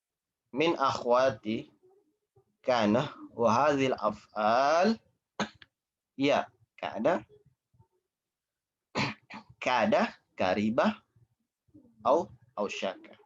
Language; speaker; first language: Arabic; non-native, fluent; Indonesian